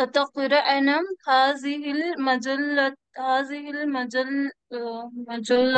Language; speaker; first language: Arabic; non-native, learner; Urdu